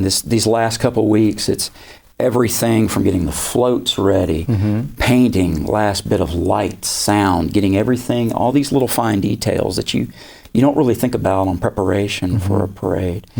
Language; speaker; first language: English; native; English